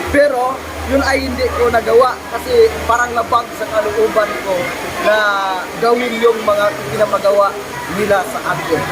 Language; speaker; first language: Filipino; non-native, local second language; Cebuano